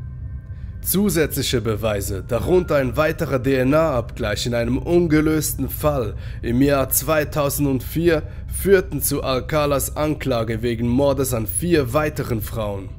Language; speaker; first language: German; native; German